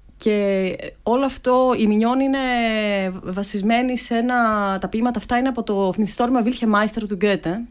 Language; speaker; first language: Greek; native; Greek